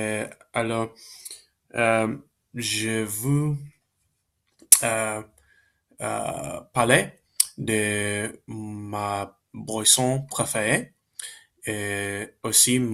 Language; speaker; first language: French; non-native, learner; Spanish